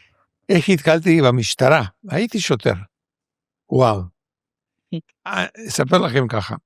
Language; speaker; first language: Hebrew; non-native, fluent; Spanish